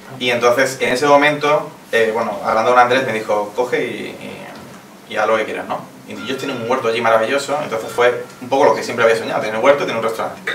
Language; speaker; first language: Spanish; native; Spanish